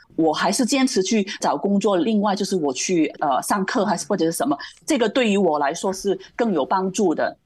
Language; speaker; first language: Chinese; non-native, local second language; Cantonese